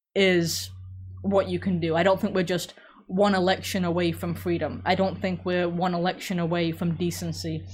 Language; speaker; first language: English; native; English